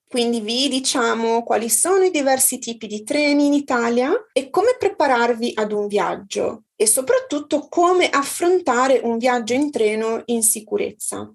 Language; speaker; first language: Italian; native; Italian